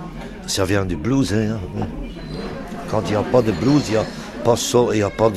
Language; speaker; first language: French; non-native, local second language; Dutch